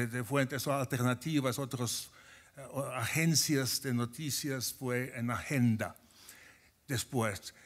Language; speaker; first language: Spanish; non-native, fluent; Finnish